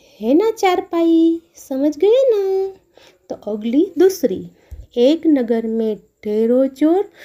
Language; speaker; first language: Hindi; non-native, local second language; Gujarati